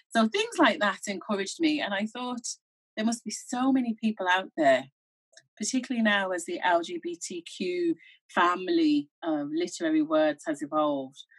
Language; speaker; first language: English; native; English